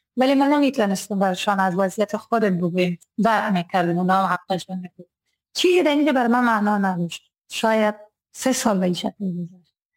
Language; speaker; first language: Persian; native; Persian